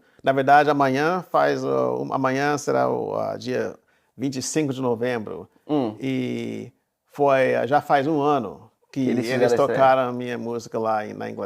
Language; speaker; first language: Portuguese; non-native, fluent; English